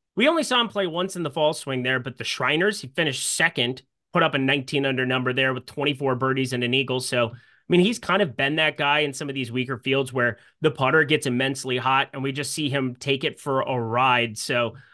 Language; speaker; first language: English; native; English